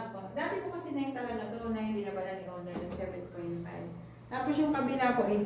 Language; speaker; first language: Filipino; native; Filipino